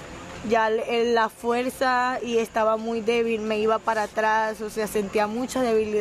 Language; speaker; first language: Spanish; native; Spanish